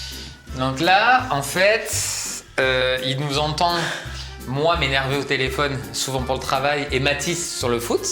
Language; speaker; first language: French; native; French